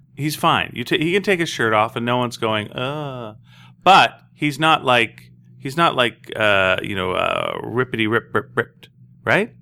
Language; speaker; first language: English; native; English